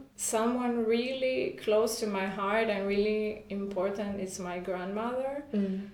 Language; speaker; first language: English; non-native, fluent; Spanish